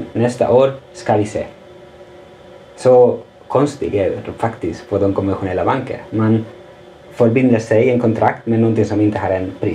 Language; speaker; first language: Swedish; non-native, fluent; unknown